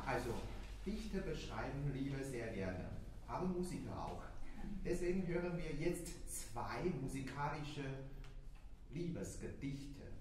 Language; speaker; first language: German; non-native, fluent; Chinese